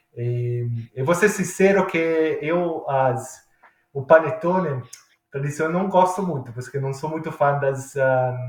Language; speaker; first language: Portuguese; non-native, fluent; Italian